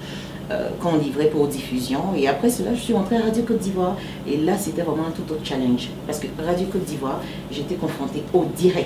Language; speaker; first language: French; native; French